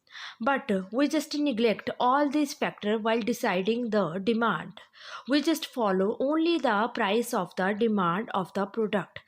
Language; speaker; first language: English; non-native, local second language; Hindi